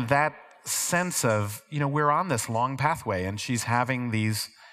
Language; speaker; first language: English; native; English